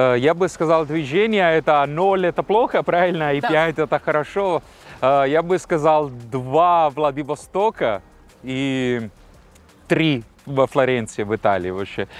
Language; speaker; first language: Russian; non-native, fluent; Italian